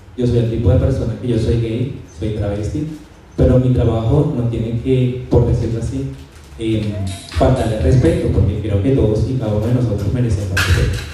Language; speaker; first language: Spanish; native; Spanish